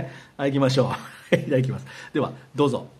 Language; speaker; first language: Japanese; native; Japanese